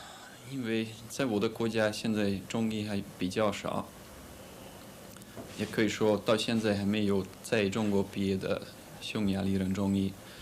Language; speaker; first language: Chinese; non-native, fluent; Hungarian